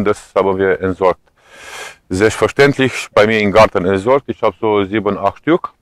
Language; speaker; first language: German; non-native, fluent; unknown